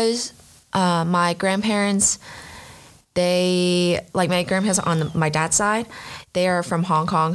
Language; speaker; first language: English; non-native, fluent; Chinese